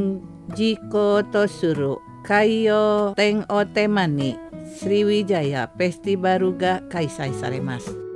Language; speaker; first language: Japanese; non-native, fluent; Indonesian